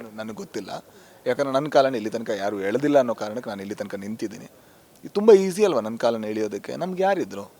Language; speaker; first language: Kannada; non-native, local second language; Tulu